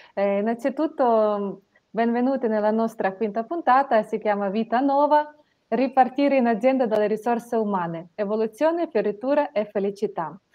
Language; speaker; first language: Italian; non-native, fluent; Ukrainian